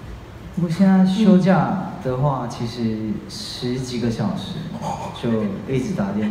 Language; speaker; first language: Chinese; native; Chinese